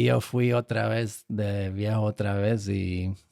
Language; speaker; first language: Spanish; non-native, fluent; Slovak